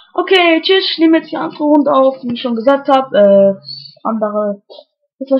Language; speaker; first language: German; native; German